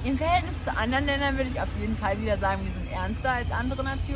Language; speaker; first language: German; native; German